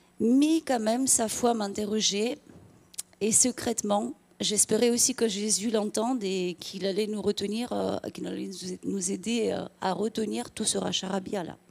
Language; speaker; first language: French; non-native, fluent; Romanian